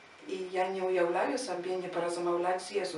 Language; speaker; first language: Polish; non-native, learner; Ukrainian